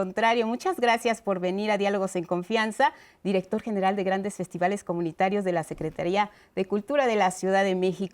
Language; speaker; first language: Spanish; native; Spanish